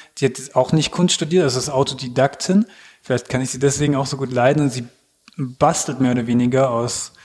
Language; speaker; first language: German; native; German